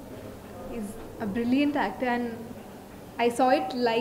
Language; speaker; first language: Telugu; non-native, fluent; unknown